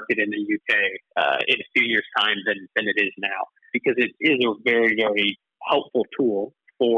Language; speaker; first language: English; native; English